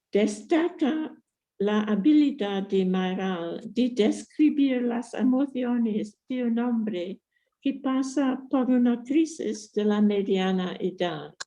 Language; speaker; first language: Spanish; non-native, fluent; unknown